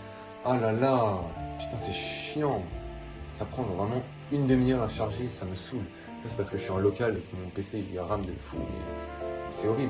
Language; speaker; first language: French; native; French